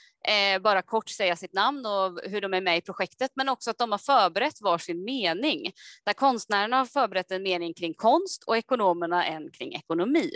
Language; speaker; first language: Swedish; native; Swedish